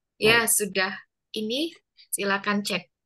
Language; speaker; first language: Indonesian; non-native, learner; Japanese